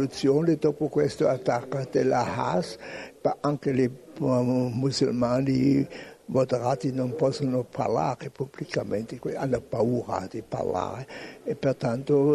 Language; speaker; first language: Italian; non-native, fluent; German